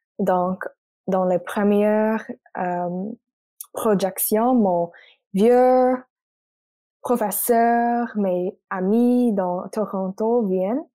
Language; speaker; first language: French; non-native, local second language; English